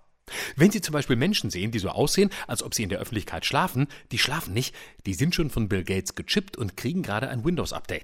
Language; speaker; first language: German; native; German